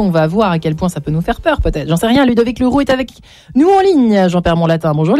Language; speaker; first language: French; native; French